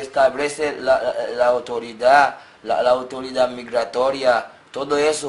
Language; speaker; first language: Spanish; non-native, fluent; Haitian Creole